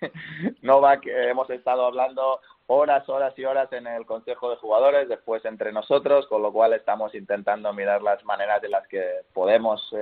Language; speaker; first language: Spanish; native; Spanish